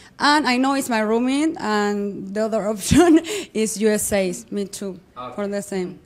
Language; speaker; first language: English; non-native, learner; Spanish